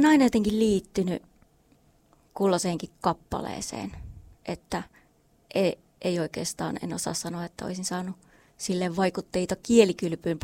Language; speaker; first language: Finnish; native; Finnish